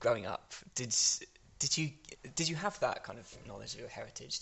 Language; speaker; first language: English; native; English